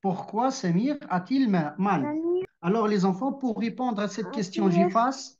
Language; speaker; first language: French; non-native, local second language; Arabic